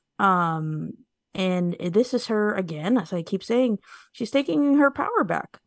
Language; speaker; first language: English; native; English